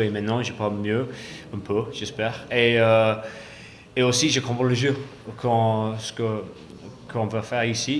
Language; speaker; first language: French; non-native, fluent; English